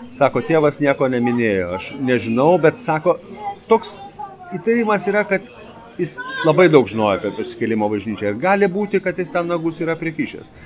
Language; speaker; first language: Lithuanian; native; Lithuanian